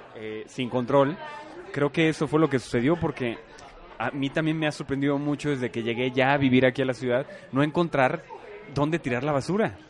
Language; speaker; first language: Spanish; native; Spanish